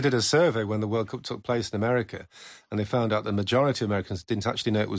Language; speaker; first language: English; native; English